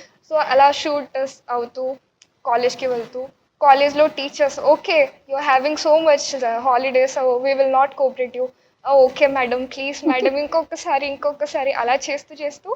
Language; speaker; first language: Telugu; non-native, learner; Odia